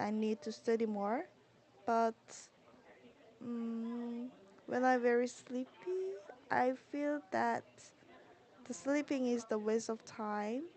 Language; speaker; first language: English; non-native, learner; Korean